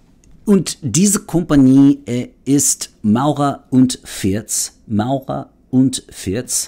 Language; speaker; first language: German; non-native, learner; English